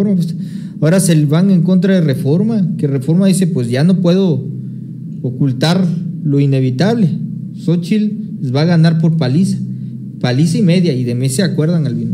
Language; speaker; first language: Spanish; native; Spanish